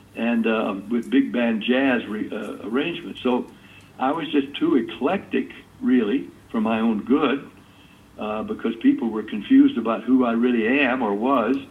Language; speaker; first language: English; native; English